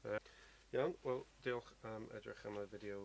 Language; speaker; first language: Welsh; non-native, learner; English